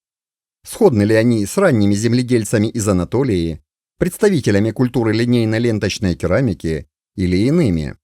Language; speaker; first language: Russian; native; Russian